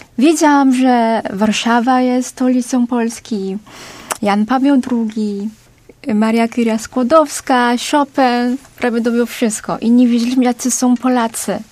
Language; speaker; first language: Polish; non-native, fluent; Korean